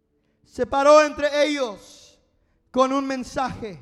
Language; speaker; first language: Spanish; non-native, fluent; English